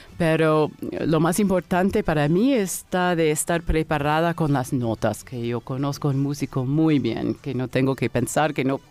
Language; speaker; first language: Spanish; non-native, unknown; English